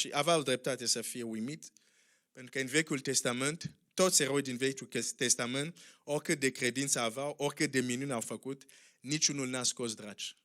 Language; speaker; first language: Romanian; non-native, fluent; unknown